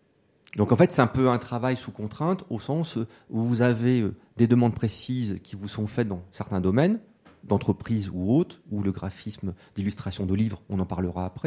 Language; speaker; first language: French; native; French